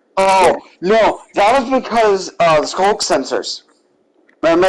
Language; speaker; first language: English; native; English